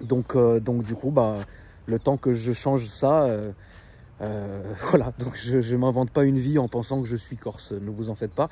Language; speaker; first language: French; native; French